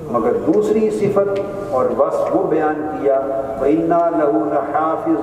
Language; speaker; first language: Urdu; native; Urdu